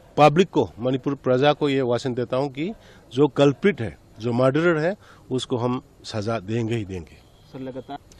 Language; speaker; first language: Hindi; non-native, local second language; Manipuri